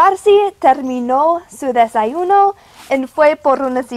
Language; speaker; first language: Spanish; non-native, learner; English